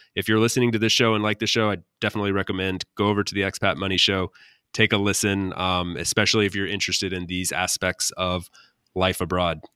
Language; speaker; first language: English; native; English